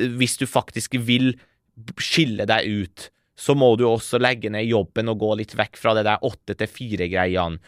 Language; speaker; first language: Norwegian; early bilingual, other home language; Persian